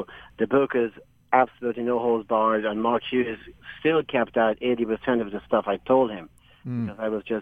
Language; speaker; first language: English; native; English